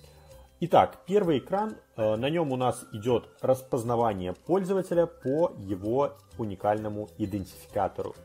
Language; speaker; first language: Russian; native; Russian